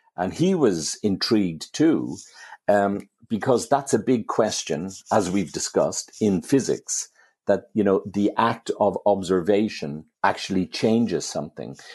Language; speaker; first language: English; native; English